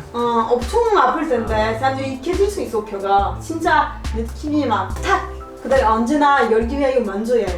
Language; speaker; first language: Korean; non-native, learner; French